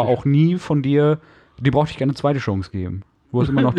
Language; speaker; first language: German; native; German